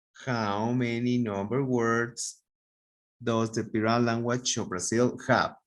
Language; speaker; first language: English; non-native, fluent; Spanish